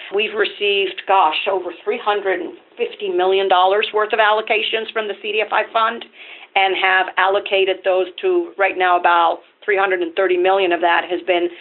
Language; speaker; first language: English; non-native, fluent; Spanish